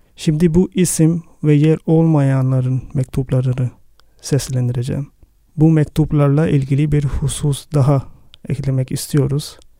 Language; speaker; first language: Turkish; non-native, fluent; Arabic